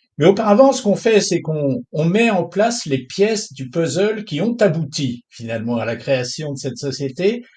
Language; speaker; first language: French; native; French